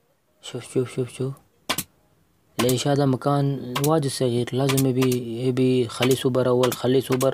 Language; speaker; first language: Arabic; non-native, learner; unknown